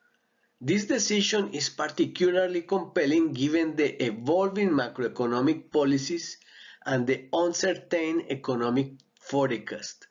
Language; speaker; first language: English; non-native, fluent; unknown